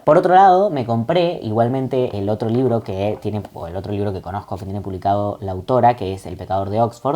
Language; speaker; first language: Spanish; native; Spanish